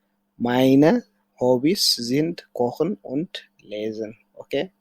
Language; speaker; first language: German; non-native, fluent; Tigrinya